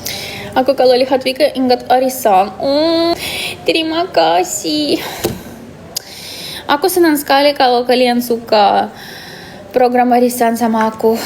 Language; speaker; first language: Indonesian; non-native, fluent; Russian